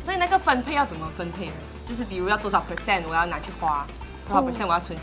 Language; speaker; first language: Chinese; native; Chinese